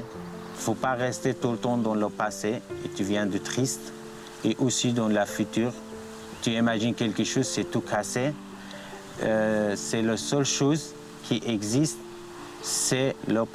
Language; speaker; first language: French; non-native, learner; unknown